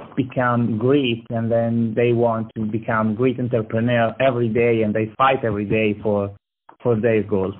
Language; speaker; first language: English; non-native, learner; Italian